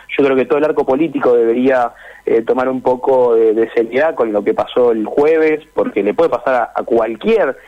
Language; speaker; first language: Spanish; native; Spanish